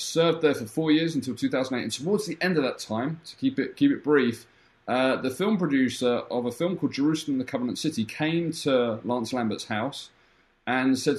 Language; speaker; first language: English; native; English